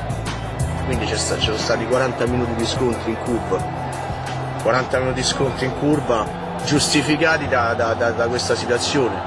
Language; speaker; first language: Italian; native; Italian